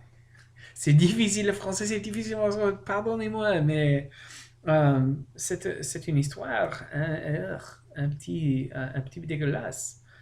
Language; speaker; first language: French; non-native, learner; English